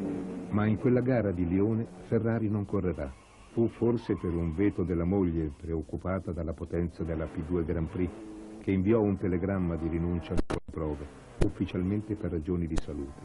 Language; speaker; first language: Italian; native; Italian